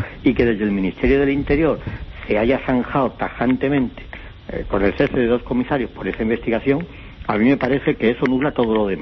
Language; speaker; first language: Spanish; native; Spanish